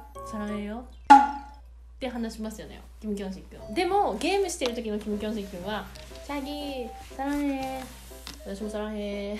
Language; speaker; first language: Japanese; native; Japanese